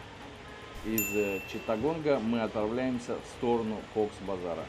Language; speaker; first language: Russian; native; Russian